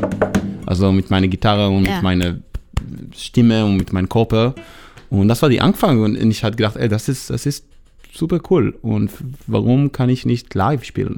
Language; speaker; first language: German; non-native, learner; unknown